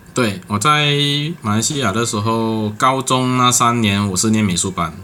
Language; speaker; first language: Chinese; non-native, local second language; Cantonese